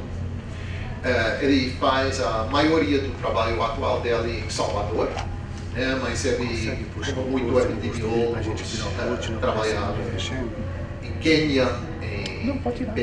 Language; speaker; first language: Portuguese; non-native, fluent; English